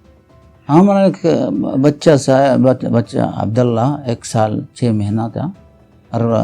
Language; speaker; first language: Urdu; non-native, local second language; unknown